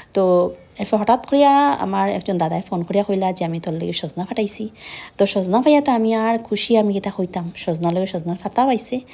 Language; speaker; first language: Bangla; non-native, local second language; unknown